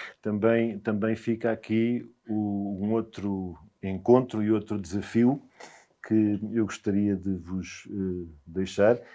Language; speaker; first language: Portuguese; native; Portuguese